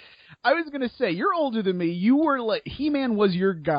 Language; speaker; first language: English; native; English